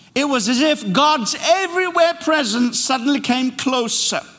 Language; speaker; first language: English; native; English